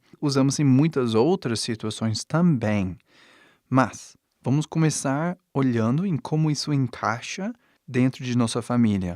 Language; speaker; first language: Portuguese; non-native, fluent; English